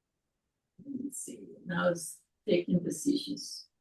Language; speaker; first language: English; non-native, fluent; Spanish